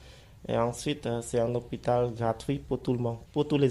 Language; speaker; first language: French; non-native, fluent; Khmer